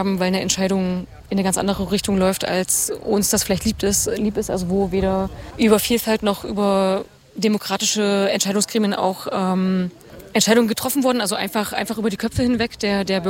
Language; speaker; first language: German; native; German